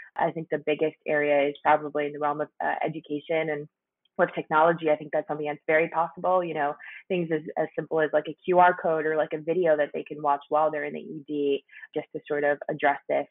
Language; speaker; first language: English; early bilingual, other home language; Spanish